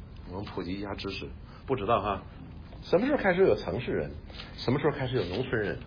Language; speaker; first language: Chinese; native; Chinese